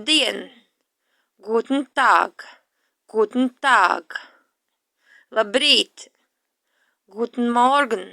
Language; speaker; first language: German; non-native, fluent; Latvian